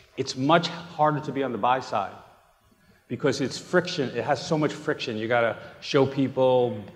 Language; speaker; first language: English; native; English